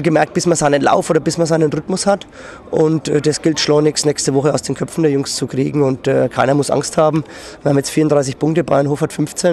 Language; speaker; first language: German; native; German